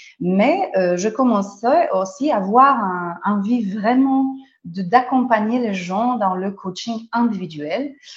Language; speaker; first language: French; non-native, fluent; Polish